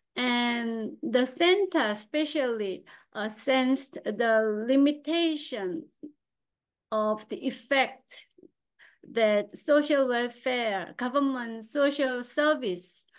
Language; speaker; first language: English; non-native, fluent; Korean